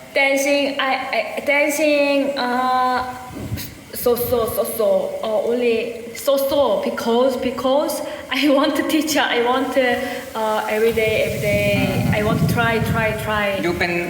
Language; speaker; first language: English; non-native, learner; Korean